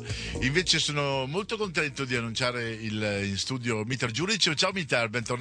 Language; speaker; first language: Italian; native; Italian